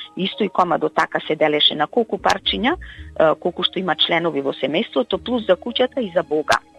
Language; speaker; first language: Macedonian; native; Macedonian